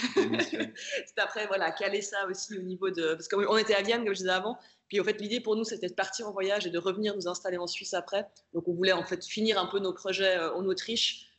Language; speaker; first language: French; native; French